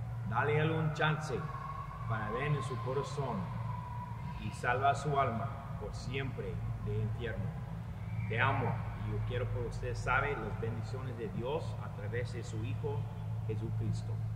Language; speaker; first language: Spanish; non-native, learner; English